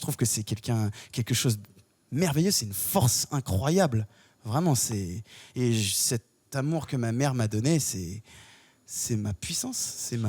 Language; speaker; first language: French; native; French